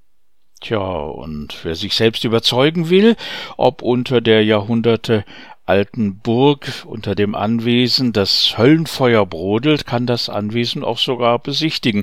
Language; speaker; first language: German; native; German